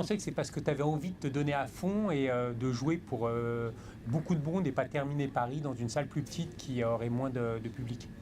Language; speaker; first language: French; native; French